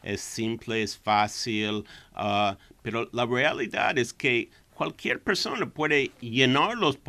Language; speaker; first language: Spanish; non-native, fluent; English